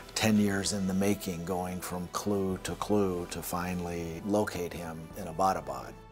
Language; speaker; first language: English; native; English